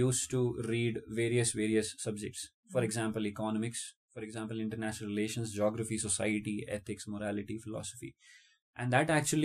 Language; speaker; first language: English; non-native, local second language; Hindi